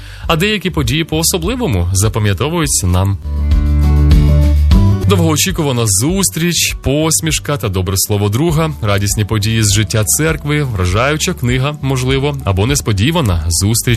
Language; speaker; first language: Ukrainian; native; Ukrainian